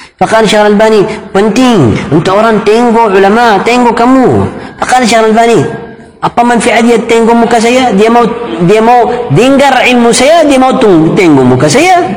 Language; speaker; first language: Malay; non-native, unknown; Arabic